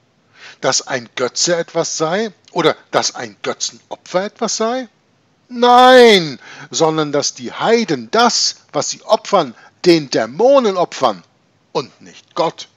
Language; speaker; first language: German; native; German